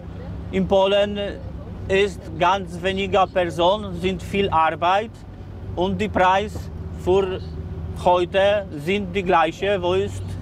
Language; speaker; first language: German; non-native, learner; Polish